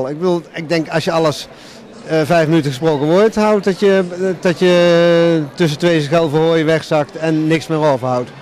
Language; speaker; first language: Dutch; native; Dutch